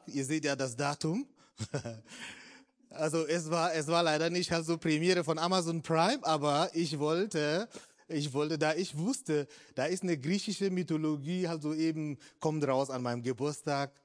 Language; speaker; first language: German; non-native, fluent; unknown